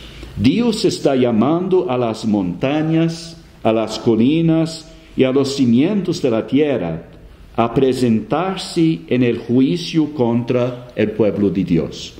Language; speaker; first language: Spanish; non-native, fluent; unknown